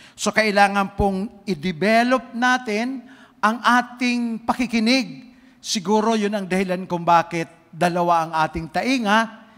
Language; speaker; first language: Filipino; native; Filipino